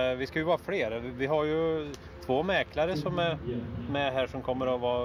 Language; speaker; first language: Swedish; native; Swedish